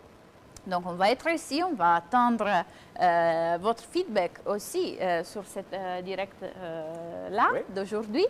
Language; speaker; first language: French; non-native, fluent; Italian